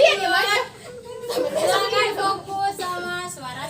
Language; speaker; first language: Indonesian; native; Indonesian